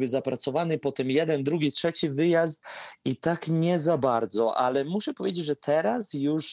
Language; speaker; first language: Polish; non-native, fluent; Serbian